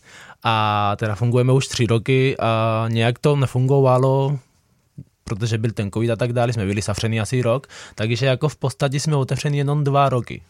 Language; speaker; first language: Czech; non-native, fluent; Spanish